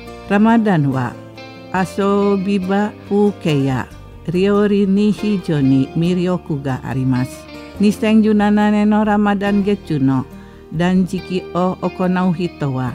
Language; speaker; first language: Japanese; non-native, fluent; Indonesian